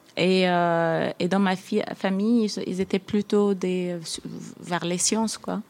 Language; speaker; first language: French; non-native, fluent; Arabic